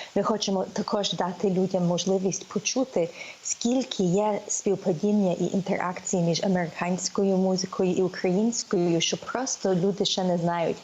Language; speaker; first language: Ukrainian; early bilingual, heritage; Ukrainian